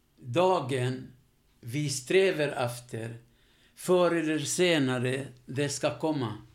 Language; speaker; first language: Swedish; non-native, fluent; Arabic